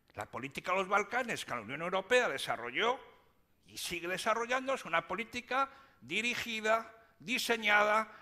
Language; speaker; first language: Spanish; native; Spanish